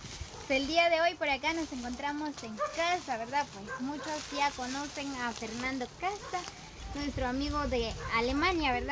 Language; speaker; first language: Spanish; native; Spanish